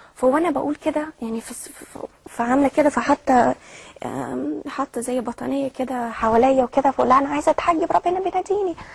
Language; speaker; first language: Arabic; early bilingual, heritage; Arabic